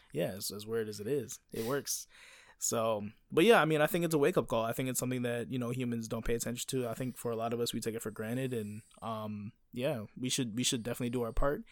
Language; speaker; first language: English; native; English